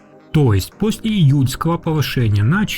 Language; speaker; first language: Russian; native; Russian